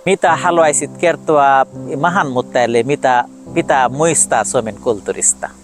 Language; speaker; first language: Finnish; non-native, learner; Bangla